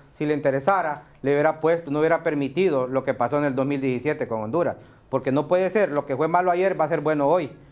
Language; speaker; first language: Spanish; native; Spanish